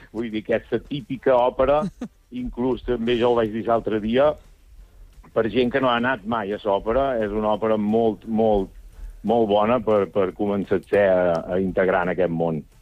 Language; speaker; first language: Catalan; native; Catalan